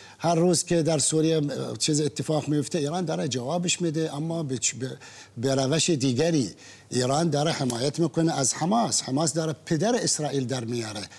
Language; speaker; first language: Persian; non-native, local second language; Arabic